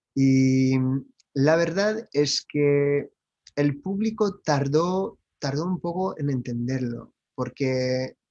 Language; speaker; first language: Spanish; non-native, fluent; French